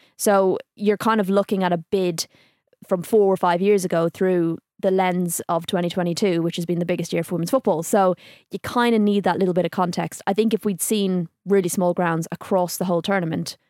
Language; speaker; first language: English; native; English